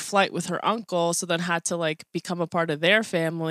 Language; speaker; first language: English; early bilingual, other home language; Persian